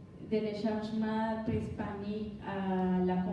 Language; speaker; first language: French; non-native, learner; Spanish